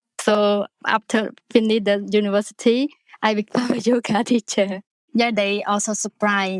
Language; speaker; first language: English; non-native, learner; Khmer